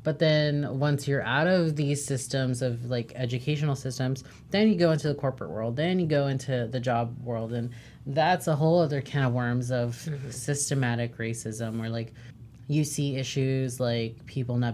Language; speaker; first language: English; native; English